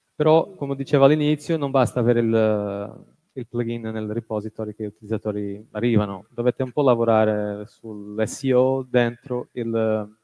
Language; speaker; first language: Italian; non-native, fluent; Portuguese